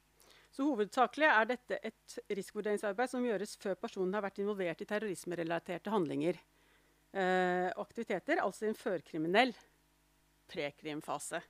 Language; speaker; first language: Norwegian; native; Norwegian